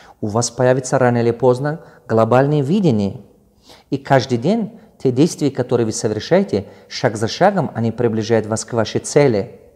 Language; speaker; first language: Russian; non-native, local second language; Tajik